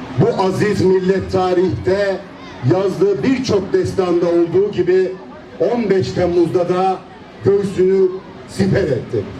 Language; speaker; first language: Turkish; native; Turkish